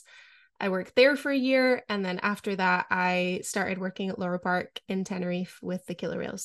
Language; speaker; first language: English; native; English